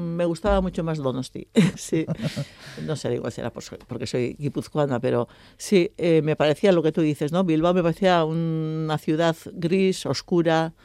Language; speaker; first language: Spanish; native; Spanish